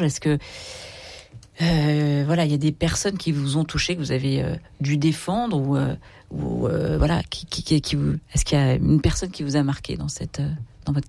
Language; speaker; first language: French; native; French